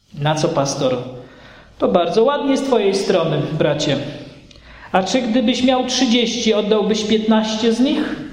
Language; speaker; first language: Polish; native; Polish